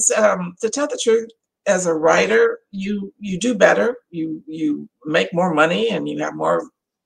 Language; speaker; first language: English; native; English